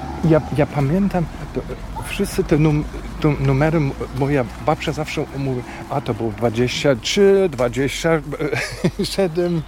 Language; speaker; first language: Polish; non-native, fluent; German